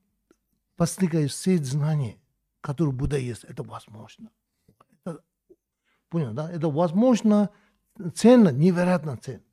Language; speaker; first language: Russian; non-native, learner; Tibetan